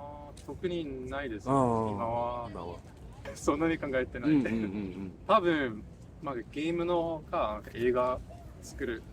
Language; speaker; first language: Japanese; non-native, learner; English